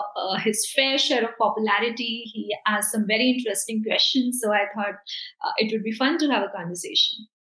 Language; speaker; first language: English; non-native, local second language; Hindi